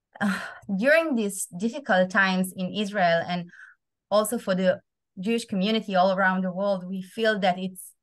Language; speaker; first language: English; non-native, fluent; Hebrew